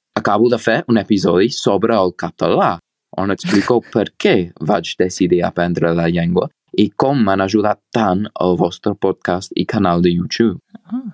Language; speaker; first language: Catalan; non-native, learner; English